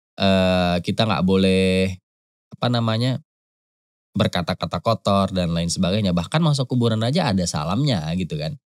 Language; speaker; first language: Indonesian; native; Indonesian